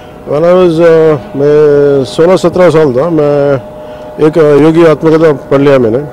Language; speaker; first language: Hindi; non-native, local second language; Telugu